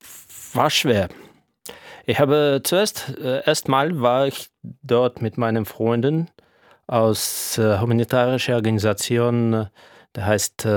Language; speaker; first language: German; non-native, fluent; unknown